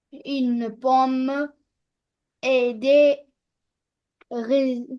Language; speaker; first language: French; non-native, learner; Arabic